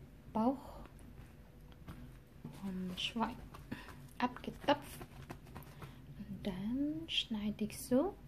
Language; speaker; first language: German; non-native, learner; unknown